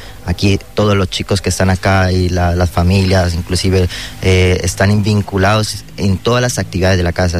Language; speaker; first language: Spanish; native; Spanish